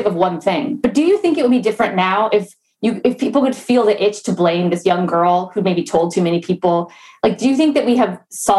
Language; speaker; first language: English; native; English